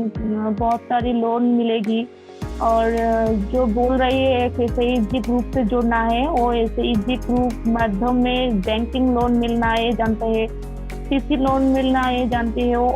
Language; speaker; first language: Hindi; non-native, local second language; Bangla